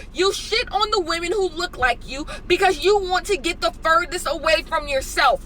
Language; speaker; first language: English; native; English